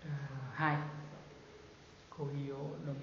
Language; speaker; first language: Japanese; non-native, learner; Vietnamese